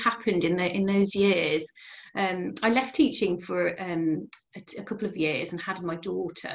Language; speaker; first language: English; native; English